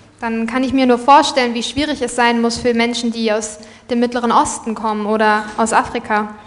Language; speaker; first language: German; native; German